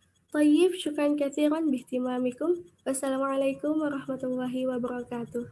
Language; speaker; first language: Arabic; non-native, learner; Indonesian